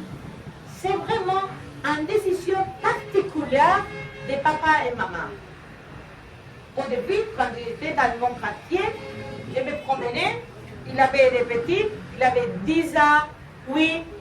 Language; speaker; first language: French; non-native, learner; Spanish